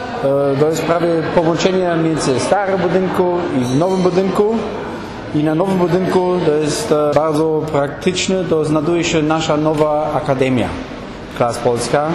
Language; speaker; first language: Polish; non-native, learner; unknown